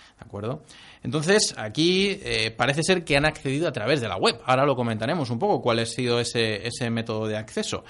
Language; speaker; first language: Spanish; native; Spanish